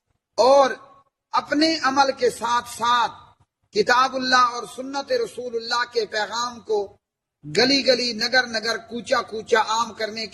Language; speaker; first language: Urdu; native; Urdu